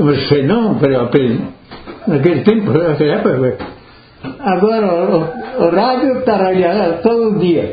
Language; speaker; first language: Portuguese; non-native, local second language; Italian